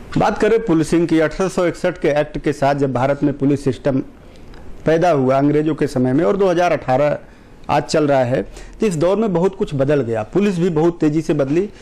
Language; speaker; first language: Hindi; native; Hindi